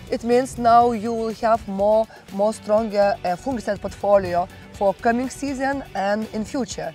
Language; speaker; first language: English; non-native, learner; Lithuanian